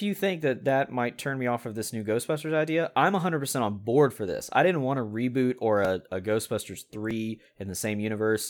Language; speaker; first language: English; native; English